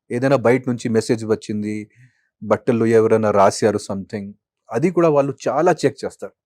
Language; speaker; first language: Telugu; non-native, fluent; Hindi